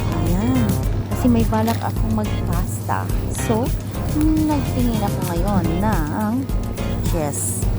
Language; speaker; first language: Filipino; non-native, local second language; Cebuano